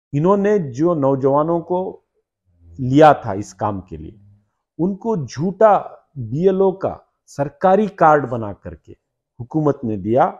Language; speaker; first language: Hindi; non-native, local second language; Urdu